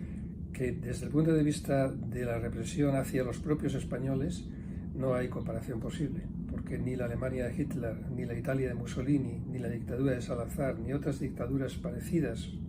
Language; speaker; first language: Spanish; native; Spanish